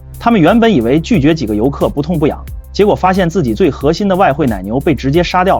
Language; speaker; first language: Chinese; native; Chinese